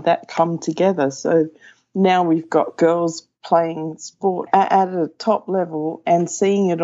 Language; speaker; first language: English; native; English